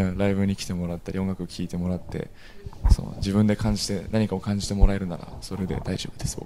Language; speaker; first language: Japanese; native; Japanese